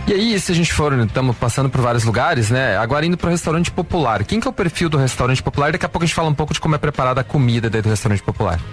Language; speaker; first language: Portuguese; native; Portuguese